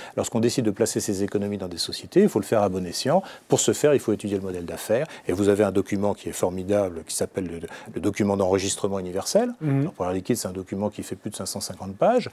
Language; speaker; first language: French; native; French